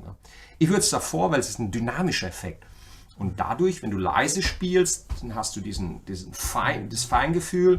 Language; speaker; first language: German; native; German